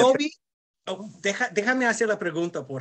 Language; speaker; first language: Spanish; non-native, fluent; English